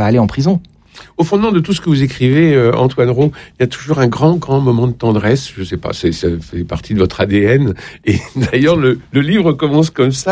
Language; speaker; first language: French; native; French